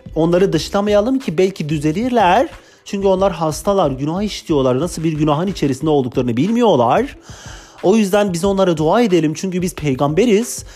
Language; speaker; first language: Turkish; non-native, local second language; Kurdish